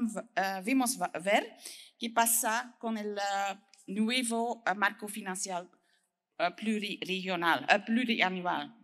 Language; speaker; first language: Spanish; non-native, learner; French